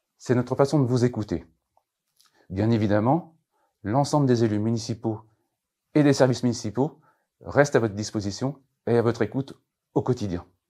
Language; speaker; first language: French; native; French